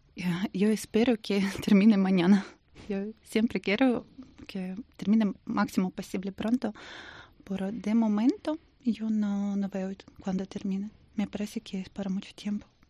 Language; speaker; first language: Spanish; non-native, learner; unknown